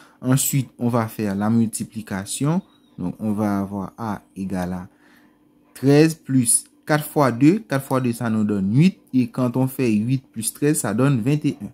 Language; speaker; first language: French; non-native, local second language; Haitian Creole